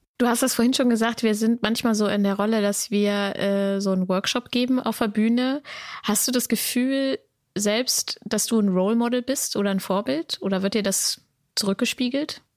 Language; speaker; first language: German; native; German